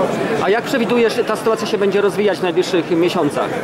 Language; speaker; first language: Polish; native; Polish